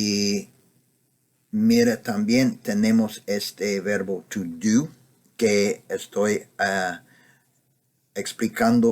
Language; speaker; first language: Spanish; non-native, fluent; English